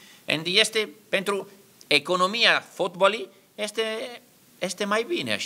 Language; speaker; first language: Romanian; non-native, learner; Italian